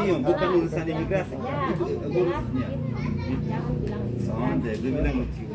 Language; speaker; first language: Indonesian; non-native, learner; Persian